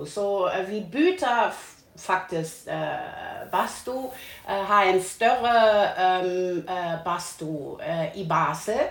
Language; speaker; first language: Swedish; non-native, learner; German